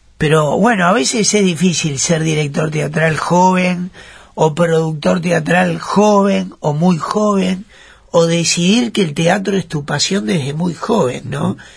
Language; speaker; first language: Spanish; native; Spanish